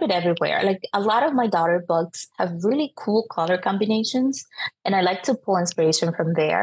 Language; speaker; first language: English; non-native, fluent; Spanish